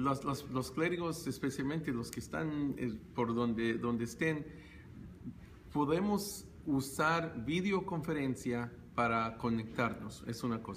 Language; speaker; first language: Spanish; early bilingual, heritage; Spanish